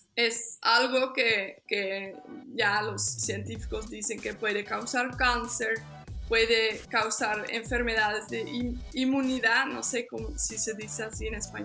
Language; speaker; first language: Spanish; non-native, fluent; Dutch